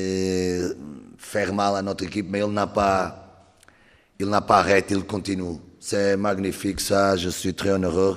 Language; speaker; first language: French; non-native, learner; Portuguese